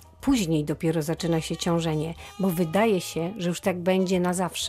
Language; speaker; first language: Polish; native; Polish